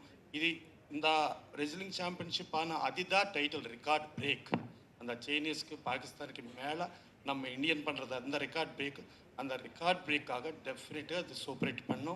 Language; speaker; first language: Tamil; non-native, learner; Telugu